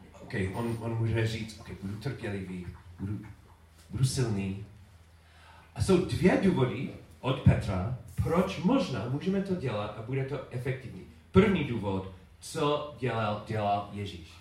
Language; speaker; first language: Czech; non-native, learner; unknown